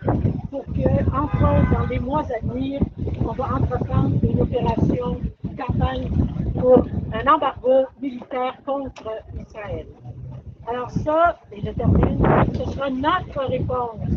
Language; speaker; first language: French; native; French